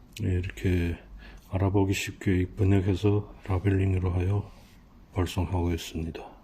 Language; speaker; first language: Korean; native; Korean